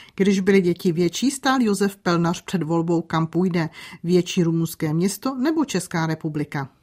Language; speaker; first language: Czech; native; Czech